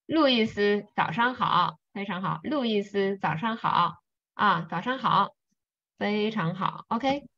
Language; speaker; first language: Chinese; non-native, fluent; Vietnamese